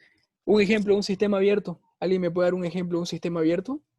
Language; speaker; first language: Spanish; native; Spanish